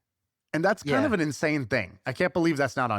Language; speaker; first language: English; native; English